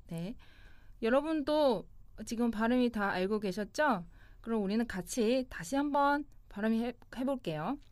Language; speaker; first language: Korean; non-native, fluent; Chinese